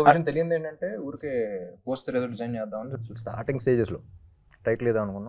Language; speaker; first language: Telugu; native; Telugu